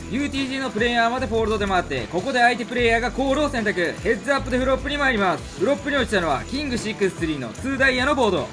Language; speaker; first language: Japanese; native; Japanese